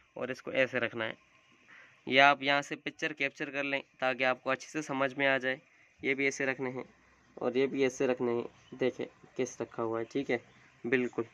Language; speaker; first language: Urdu; non-native, local second language; Sindhi